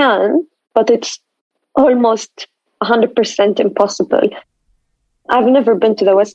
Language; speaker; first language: English; non-native, fluent; Arabic